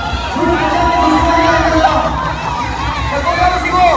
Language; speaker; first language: Korean; native; Korean